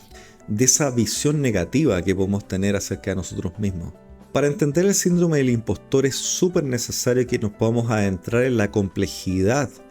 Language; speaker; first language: Spanish; native; Spanish